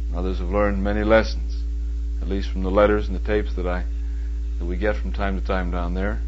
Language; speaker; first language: English; native; English